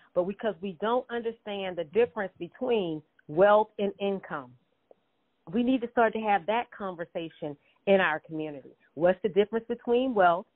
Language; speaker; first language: English; native; English